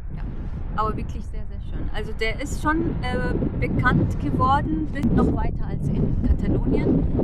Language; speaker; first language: German; non-native, fluent; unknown